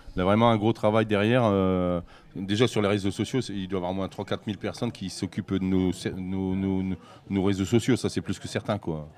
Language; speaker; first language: French; native; French